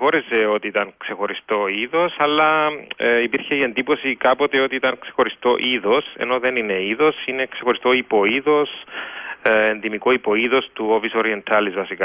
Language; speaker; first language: Greek; native; Greek